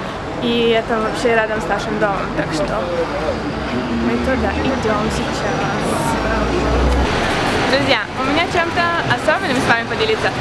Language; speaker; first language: Russian; early bilingual, heritage; Russian